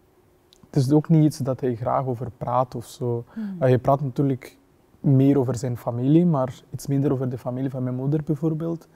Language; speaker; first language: Dutch; non-native, fluent; Kinyarwanda